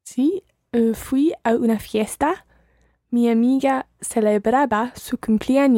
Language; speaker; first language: Spanish; non-native, learner; English